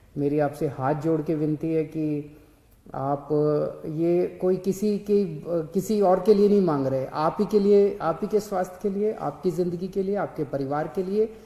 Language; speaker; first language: Hindi; native; Hindi